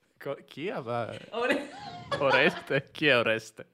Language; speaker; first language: Italian; native; Italian